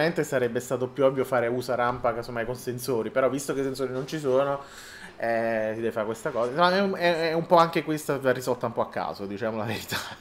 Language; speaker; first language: Italian; native; Italian